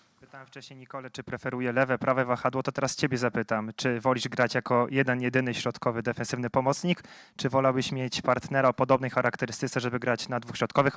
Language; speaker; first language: Polish; native; Polish